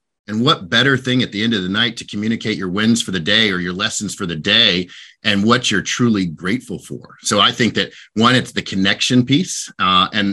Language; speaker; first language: English; native; English